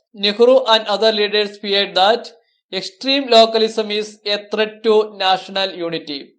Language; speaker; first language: English; non-native, local second language; Malayalam